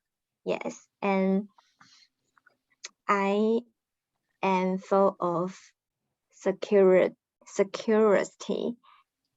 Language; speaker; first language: English; non-native, learner; Chinese